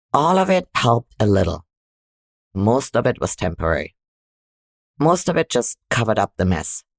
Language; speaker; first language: English; non-native, fluent; German